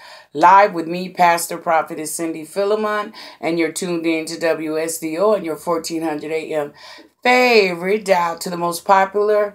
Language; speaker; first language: English; native; English